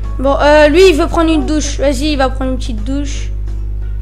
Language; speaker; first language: French; native; French